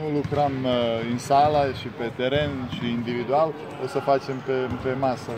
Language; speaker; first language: Romanian; non-native, fluent; Serbian